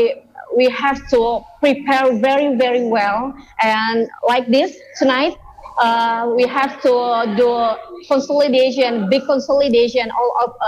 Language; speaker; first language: English; non-native, learner; Indonesian